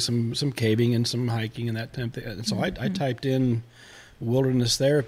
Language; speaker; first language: English; native; English